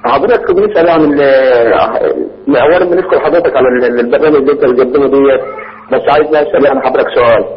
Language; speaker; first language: Arabic; native; Arabic